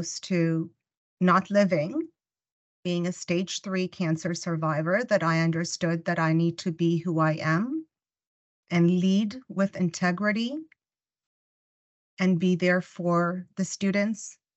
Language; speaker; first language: English; non-native, fluent; Russian